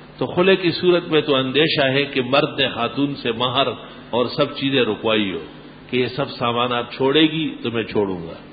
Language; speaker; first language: Urdu; non-native, local second language; Pashto